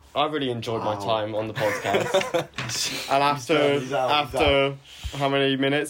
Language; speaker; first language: English; native; English